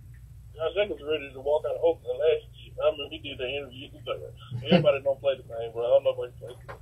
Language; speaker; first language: English; native; English